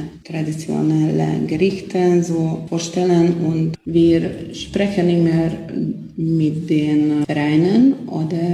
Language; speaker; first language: German; non-native, local second language; Hungarian